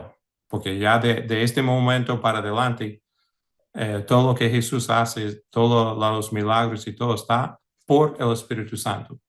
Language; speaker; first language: Spanish; non-native, fluent; English